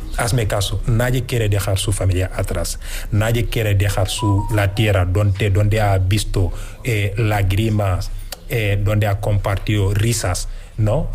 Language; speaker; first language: Spanish; non-native, fluent; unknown